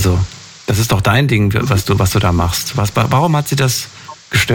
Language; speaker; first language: German; native; German